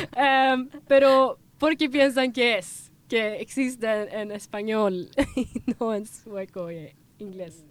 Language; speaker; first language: Spanish; non-native, learner; Swedish